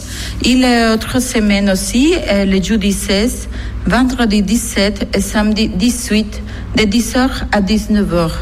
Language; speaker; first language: French; non-native, learner; Spanish